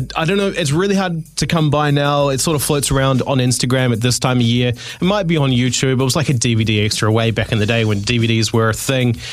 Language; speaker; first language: English; native; English